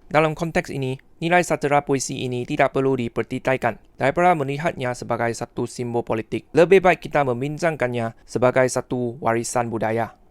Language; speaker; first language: Malay; non-native, fluent; Chinese